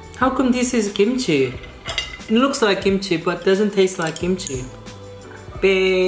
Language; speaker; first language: English; non-native, fluent; Korean